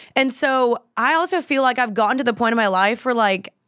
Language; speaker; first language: English; native; English